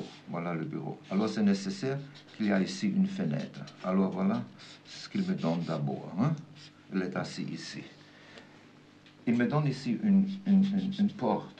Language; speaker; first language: French; non-native, fluent; German